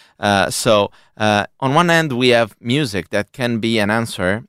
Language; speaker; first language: English; non-native, fluent; Italian